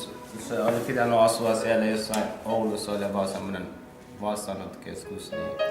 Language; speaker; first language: Finnish; non-native, fluent; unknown